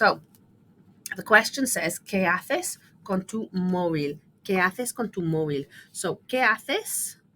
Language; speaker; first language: Spanish; non-native, fluent; English